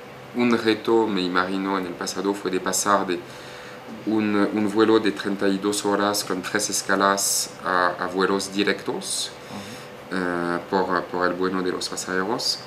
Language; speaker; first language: Spanish; non-native, fluent; French